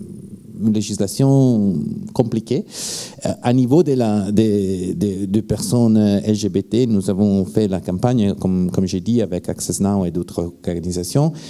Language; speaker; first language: French; non-native, fluent; Italian